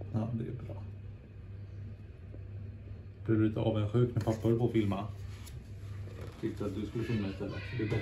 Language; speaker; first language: Swedish; native; Swedish